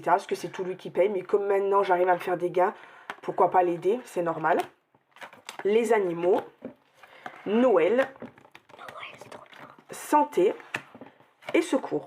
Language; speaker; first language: French; native; French